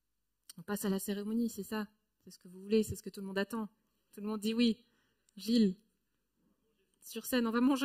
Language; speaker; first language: French; native; French